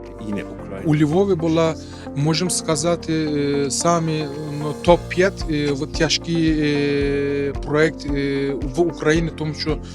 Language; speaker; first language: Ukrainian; non-native, learner; Turkish